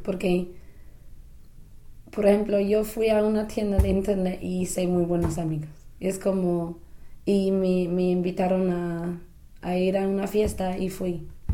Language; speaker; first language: Spanish; non-native, fluent; English